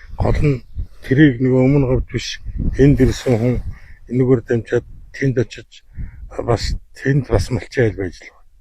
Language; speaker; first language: Mongolian; native; Mongolian